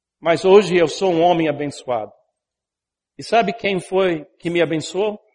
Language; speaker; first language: Portuguese; non-native, fluent; English